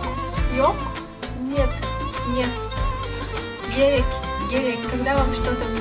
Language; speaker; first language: Russian; non-native, local second language; Kazakh